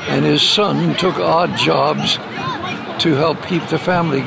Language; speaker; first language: English; native; English